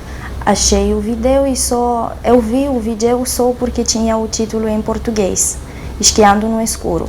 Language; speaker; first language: Portuguese; non-native, fluent; Romanian